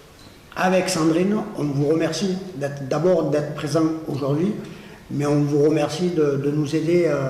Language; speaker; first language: French; native; French